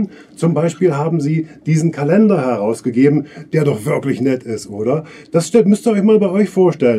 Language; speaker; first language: German; native; German